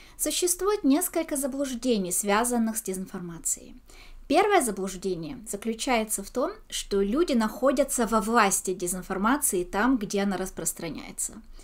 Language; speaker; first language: Russian; early bilingual, heritage; Russian